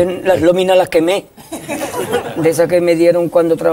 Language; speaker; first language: Spanish; native; Spanish